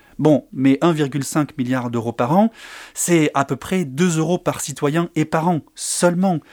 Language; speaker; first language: French; native; French